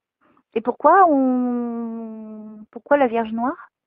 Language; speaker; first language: French; native; French